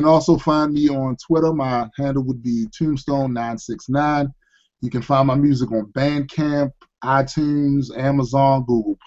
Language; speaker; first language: English; native; English